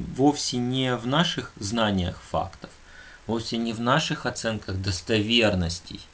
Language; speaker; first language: Russian; native; Russian